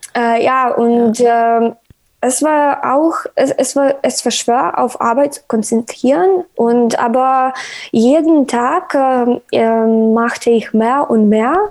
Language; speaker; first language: German; non-native, learner; Ukrainian